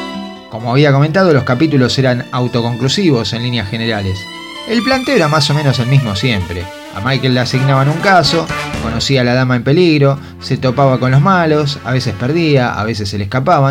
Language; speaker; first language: Spanish; native; Spanish